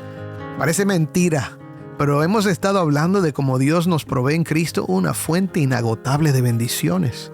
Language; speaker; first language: Spanish; native; Spanish